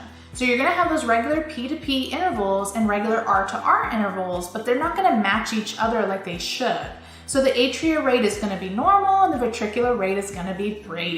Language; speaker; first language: English; native; English